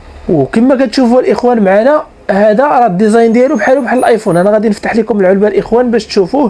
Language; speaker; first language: Arabic; native; Arabic